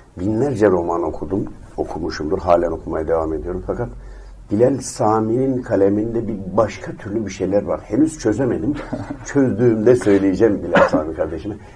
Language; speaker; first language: Turkish; native; Turkish